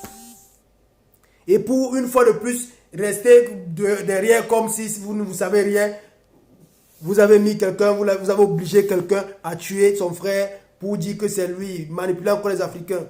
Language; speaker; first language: French; non-native, local second language; Basaa